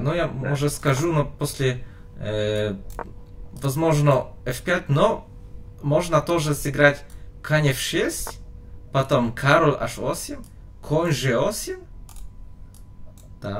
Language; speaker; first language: Russian; non-native, learner; Polish